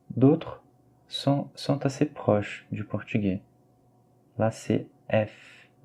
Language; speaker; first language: French; non-native, fluent; Portuguese